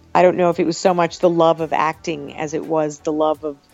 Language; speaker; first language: English; native; English